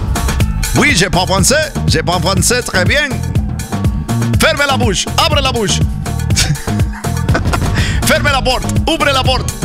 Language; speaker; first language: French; non-native, learner; Spanish